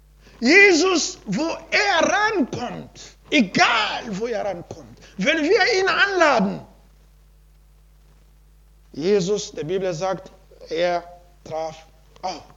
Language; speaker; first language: German; non-native, learner; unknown